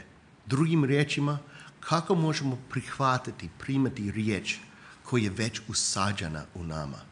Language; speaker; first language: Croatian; non-native, fluent; English